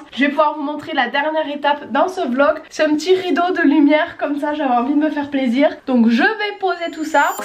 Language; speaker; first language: French; native; French